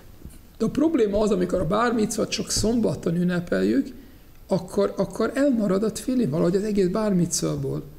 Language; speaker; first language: Hungarian; non-native, fluent; English